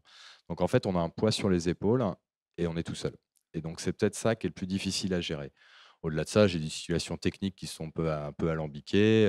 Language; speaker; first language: French; native; French